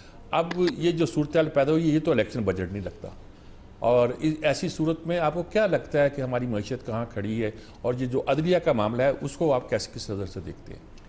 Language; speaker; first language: Urdu; native; Urdu